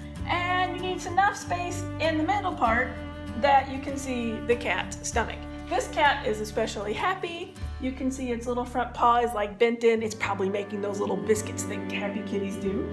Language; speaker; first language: English; native; English